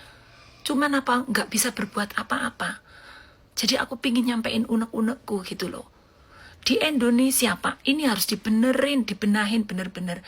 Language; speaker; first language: Indonesian; native; Indonesian